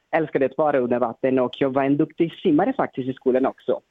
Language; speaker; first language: Swedish; non-native, fluent; Portuguese